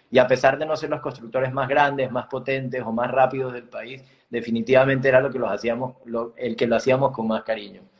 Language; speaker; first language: Spanish; native; Spanish